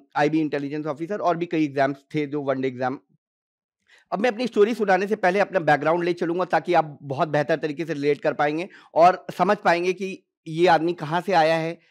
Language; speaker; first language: Hindi; native; Hindi